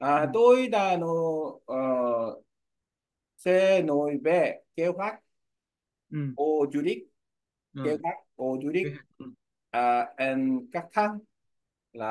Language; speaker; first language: Vietnamese; non-native, learner; Korean